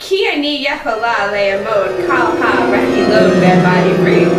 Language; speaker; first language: Hebrew; non-native, learner; English